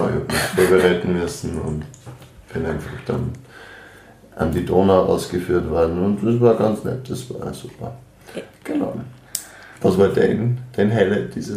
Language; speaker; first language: German; native; German